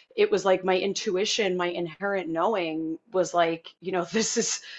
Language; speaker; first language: English; native; English